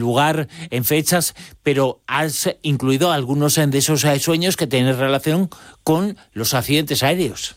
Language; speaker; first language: Spanish; native; Spanish